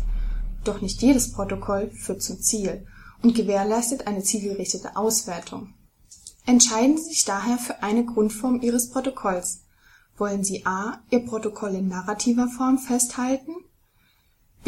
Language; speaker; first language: German; native; German